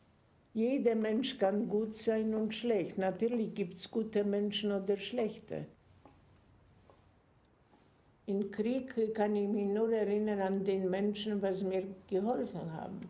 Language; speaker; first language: German; non-native, fluent; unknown